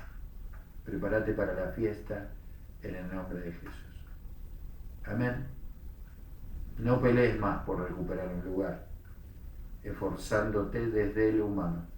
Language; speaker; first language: Spanish; native; Spanish